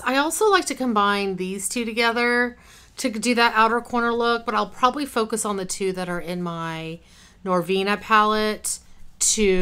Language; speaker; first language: English; native; English